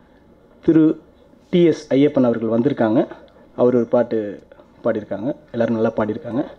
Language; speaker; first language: Tamil; native; Tamil